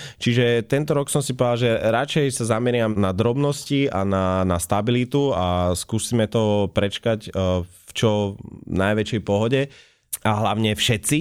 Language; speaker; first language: Slovak; native; Slovak